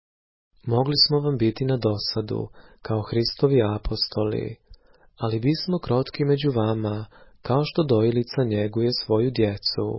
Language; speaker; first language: Croatian; native; Croatian